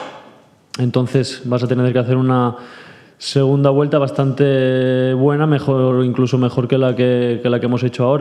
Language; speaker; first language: Spanish; native; Spanish